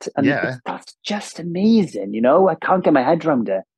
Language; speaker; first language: English; non-native, local second language; Welsh